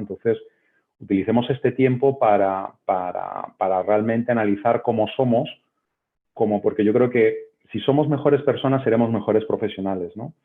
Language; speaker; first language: Spanish; native; Spanish